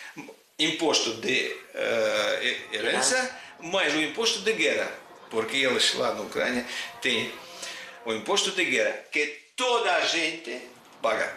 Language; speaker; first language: Portuguese; non-native, fluent; Russian